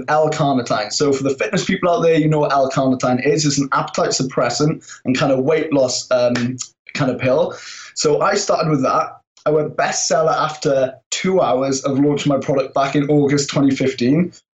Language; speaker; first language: English; native; English